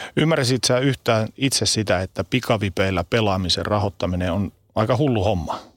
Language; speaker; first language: Finnish; native; Finnish